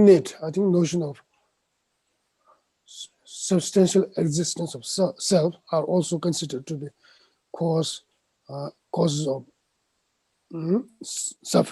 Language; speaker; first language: English; non-native, fluent; Tibetan